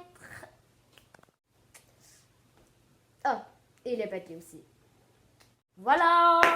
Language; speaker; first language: French; native; French